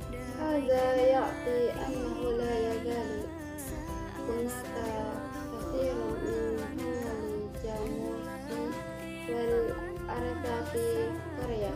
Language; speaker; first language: Arabic; non-native, learner; Indonesian